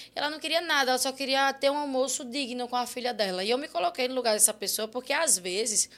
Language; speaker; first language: Portuguese; native; Portuguese